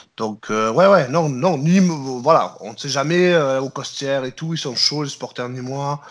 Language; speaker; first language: French; native; French